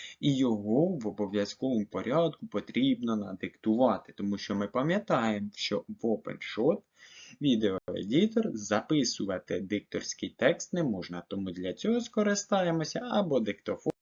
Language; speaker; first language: Ukrainian; native; Ukrainian